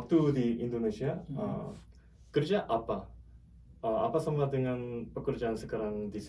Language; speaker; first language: Indonesian; non-native, fluent; Korean